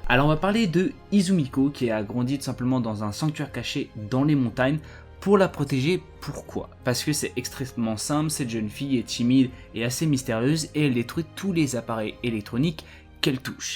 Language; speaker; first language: French; native; French